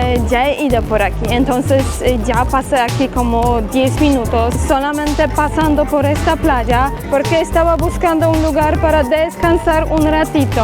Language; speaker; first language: Spanish; non-native, fluent; Polish